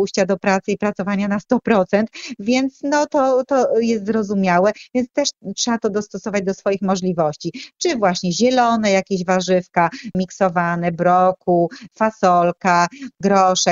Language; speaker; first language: Polish; native; Polish